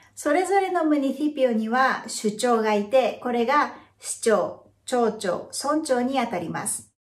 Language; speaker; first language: Japanese; native; Japanese